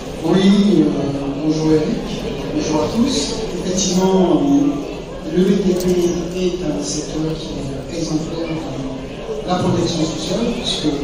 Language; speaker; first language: French; native; French